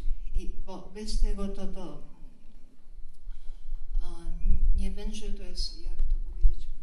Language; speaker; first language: Polish; non-native, fluent; Japanese